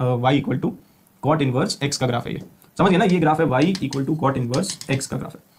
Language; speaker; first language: Hindi; native; Hindi